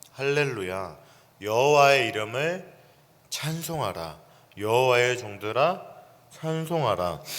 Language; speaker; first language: Korean; native; Korean